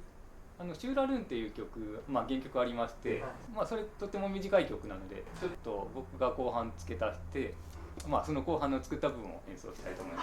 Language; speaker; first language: Japanese; native; Japanese